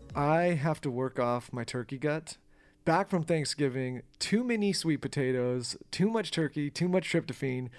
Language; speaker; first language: English; native; English